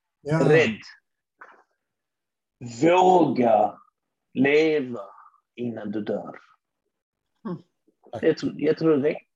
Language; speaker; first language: Swedish; early bilingual, other home language; Arabic